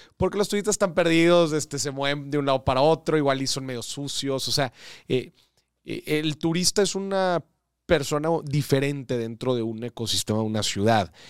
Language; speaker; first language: Spanish; native; Spanish